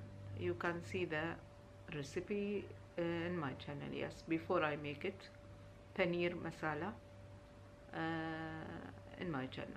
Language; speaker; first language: English; non-native, learner; Urdu